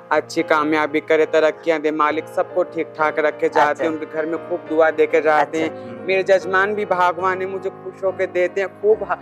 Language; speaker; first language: Hindi; native; Hindi